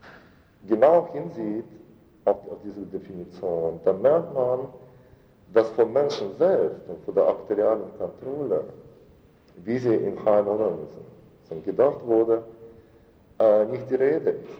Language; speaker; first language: German; non-native, fluent; Russian